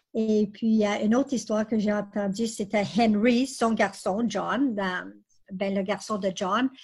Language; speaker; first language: French; native; French